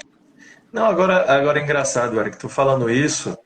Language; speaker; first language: Portuguese; native; Portuguese